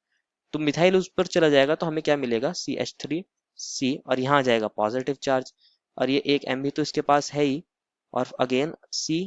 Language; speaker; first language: Hindi; native; Hindi